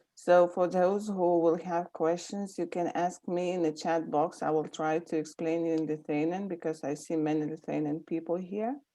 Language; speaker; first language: English; non-native, fluent; Lithuanian